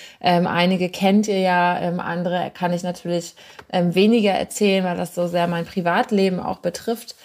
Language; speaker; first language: German; native; German